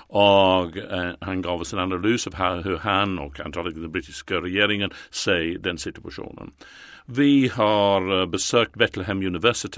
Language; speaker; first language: Swedish; non-native, fluent; English